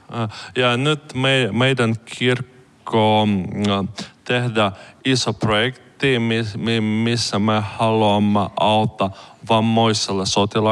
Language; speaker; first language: Finnish; non-native, learner; Ukrainian